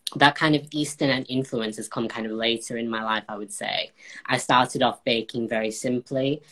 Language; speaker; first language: English; native; English